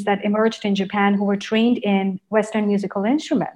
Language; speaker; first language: English; non-native, local second language; Urdu